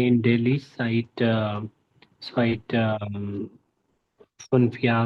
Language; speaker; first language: German; non-native, learner; Hindi